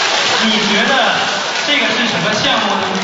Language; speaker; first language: Chinese; native; Chinese